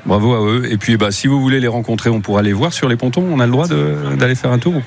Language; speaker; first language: French; native; French